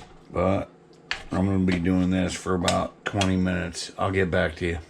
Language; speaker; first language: English; native; English